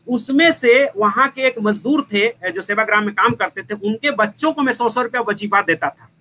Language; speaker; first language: Hindi; native; Hindi